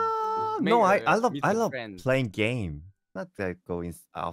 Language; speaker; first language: English; non-native, learner; Korean